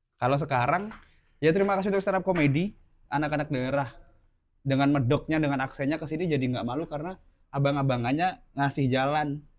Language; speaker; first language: Indonesian; native; Indonesian